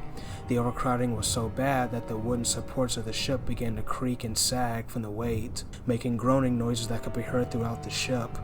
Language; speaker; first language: English; native; English